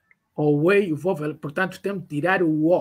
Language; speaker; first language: Portuguese; non-native, local second language; Kongo